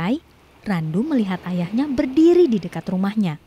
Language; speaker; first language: Indonesian; native; Indonesian